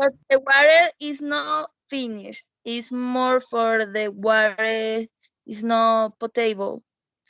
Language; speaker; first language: English; non-native, learner; Spanish